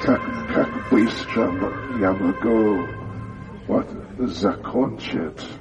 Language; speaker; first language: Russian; non-native, learner; English